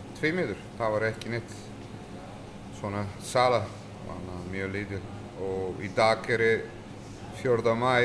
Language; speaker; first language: Icelandic; non-native, fluent; Turkish